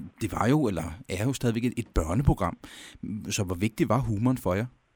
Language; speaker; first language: Danish; native; Danish